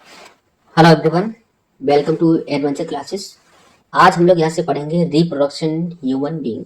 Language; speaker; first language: Hindi; native; Hindi